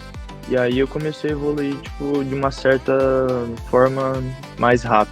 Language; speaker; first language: Portuguese; native; Portuguese